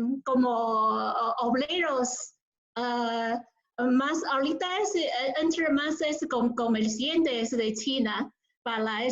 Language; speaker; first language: Spanish; non-native, learner; Chinese